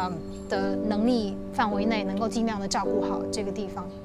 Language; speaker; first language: Chinese; native; Chinese